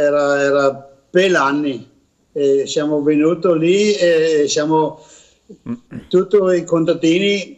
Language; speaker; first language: Italian; non-native, learner; Danish